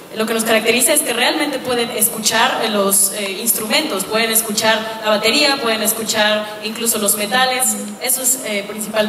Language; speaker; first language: Spanish; native; Spanish